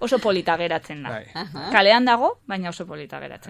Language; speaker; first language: Basque; non-native, local second language; Spanish